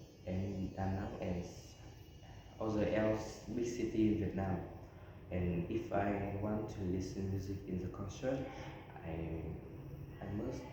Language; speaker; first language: English; non-native, learner; Vietnamese